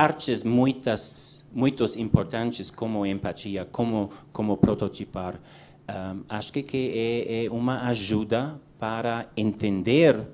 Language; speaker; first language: Portuguese; non-native, learner; English